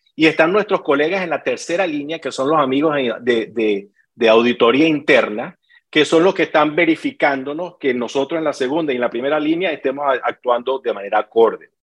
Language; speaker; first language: Spanish; native; Spanish